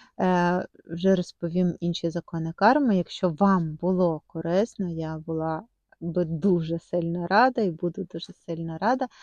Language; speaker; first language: Ukrainian; non-native, local second language; Russian